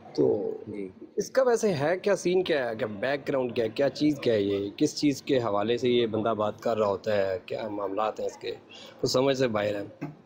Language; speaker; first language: Urdu; native; Urdu